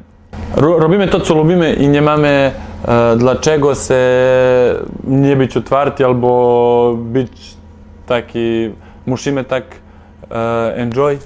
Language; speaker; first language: Polish; non-native, fluent; Serbian